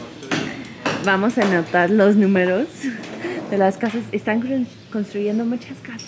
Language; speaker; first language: Spanish; non-native, fluent; English